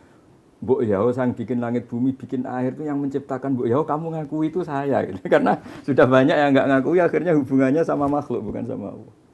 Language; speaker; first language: Indonesian; native; Indonesian